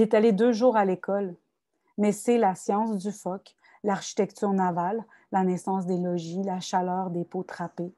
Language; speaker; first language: French; native; French